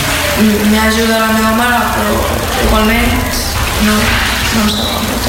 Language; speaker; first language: Catalan; non-native, learner; Georgian